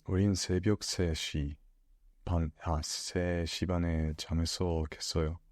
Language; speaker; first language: Korean; non-native, learner; English